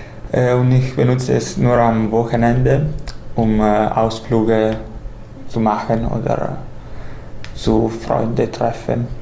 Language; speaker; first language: German; non-native, learner; Italian